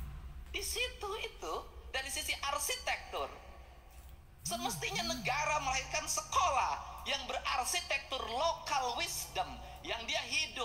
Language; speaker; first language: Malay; non-native, local second language; Sundanese